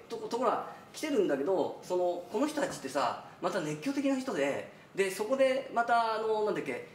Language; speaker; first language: Japanese; native; Japanese